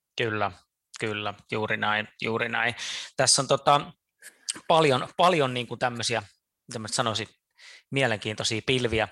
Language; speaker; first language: Finnish; native; Finnish